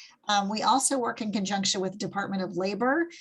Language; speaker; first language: English; native; English